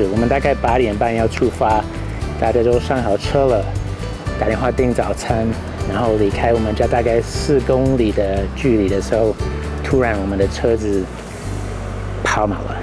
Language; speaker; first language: Chinese; non-native, fluent; English